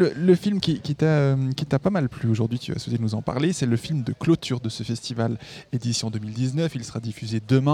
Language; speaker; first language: French; native; French